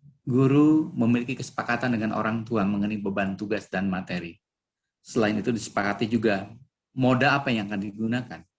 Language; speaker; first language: Indonesian; native; Indonesian